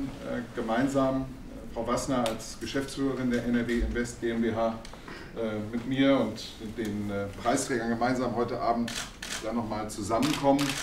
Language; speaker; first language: German; native; German